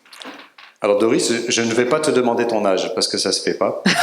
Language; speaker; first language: French; native; French